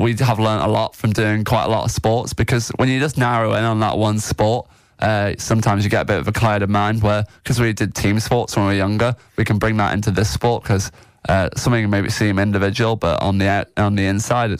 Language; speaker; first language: English; native; English